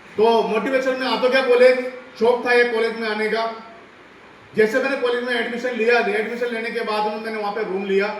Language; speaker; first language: Hindi; non-native, local second language; Rajasthani